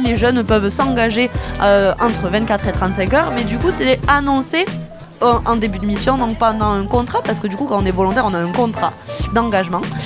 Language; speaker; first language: French; native; French